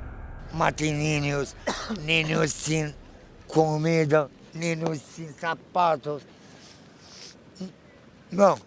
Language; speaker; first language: Spanish; non-native, learner; Arabic